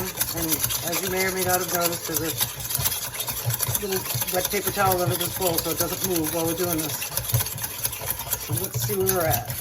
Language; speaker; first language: English; native; English